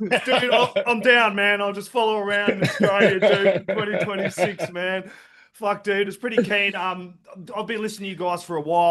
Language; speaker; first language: English; native; English